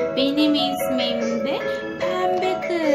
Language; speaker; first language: Turkish; native; Turkish